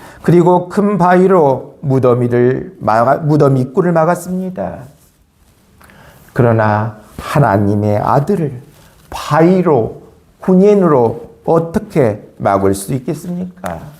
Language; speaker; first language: Korean; native; Korean